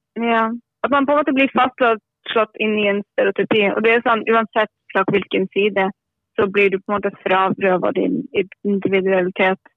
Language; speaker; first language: Norwegian; native; Norwegian